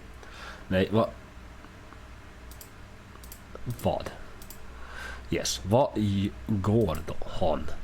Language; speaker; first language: Swedish; non-native, learner; English